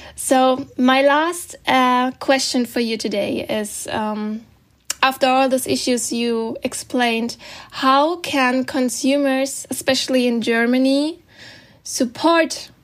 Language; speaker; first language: English; non-native, fluent; German